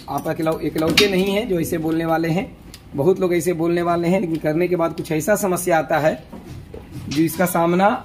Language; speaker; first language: Hindi; native; Hindi